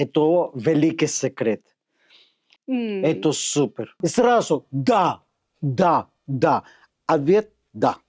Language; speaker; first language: Russian; non-native, learner; Spanish